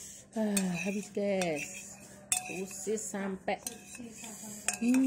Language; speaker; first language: Indonesian; non-native, local second language; Javanese